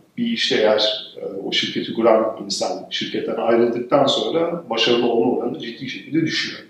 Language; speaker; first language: Turkish; early bilingual, heritage; Turkish